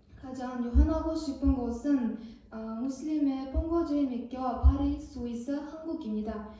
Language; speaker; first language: Korean; non-native, learner; Kazakh